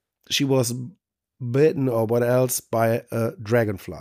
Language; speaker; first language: English; non-native, fluent; German